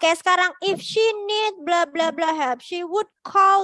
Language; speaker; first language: English; non-native, fluent; Indonesian